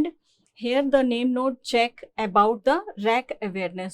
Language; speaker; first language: English; non-native, local second language; Hindi